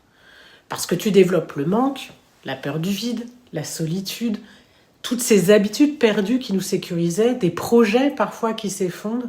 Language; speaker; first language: French; native; French